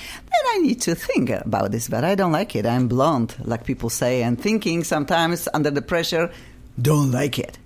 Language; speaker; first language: English; non-native, fluent; Polish